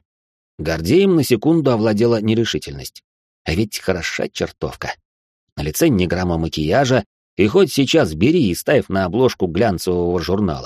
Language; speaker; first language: Russian; native; Russian